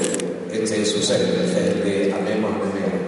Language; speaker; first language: Spanish; native; Spanish